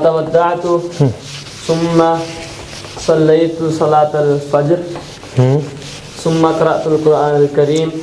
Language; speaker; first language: Arabic; non-native, learner; Urdu